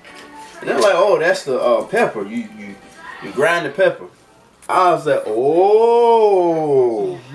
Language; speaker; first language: English; native; English